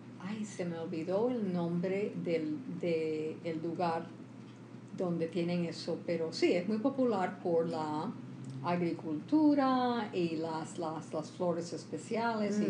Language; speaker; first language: Spanish; early bilingual, heritage; Spanish